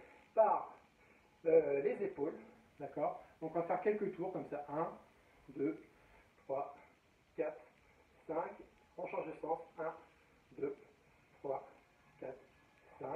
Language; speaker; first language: French; native; French